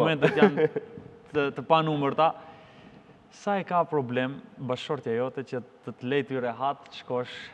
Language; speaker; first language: Albanian; native; Albanian